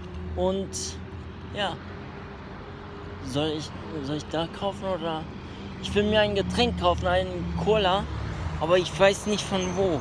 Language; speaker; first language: German; early bilingual, other home language; Turkish